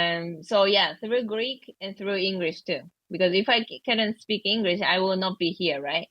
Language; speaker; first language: English; non-native, learner; Japanese